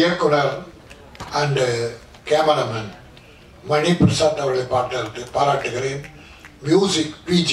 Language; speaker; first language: Tamil; native; Tamil